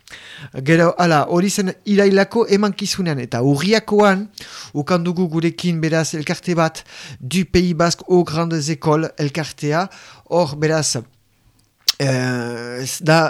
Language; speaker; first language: Basque; native; Basque